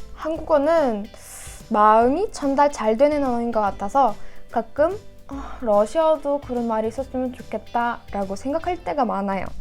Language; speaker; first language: Korean; non-native, fluent; Russian